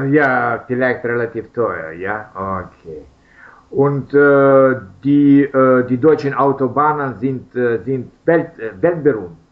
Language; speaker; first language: German; non-native, learner; Russian